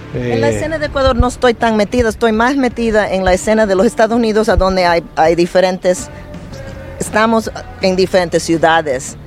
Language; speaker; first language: Spanish; early bilingual, heritage; Spanish